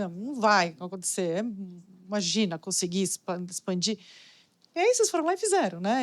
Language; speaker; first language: Portuguese; native; Portuguese